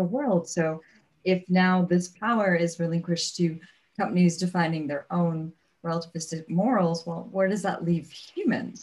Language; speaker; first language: English; native; English